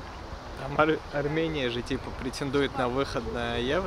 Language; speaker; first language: Russian; native; Russian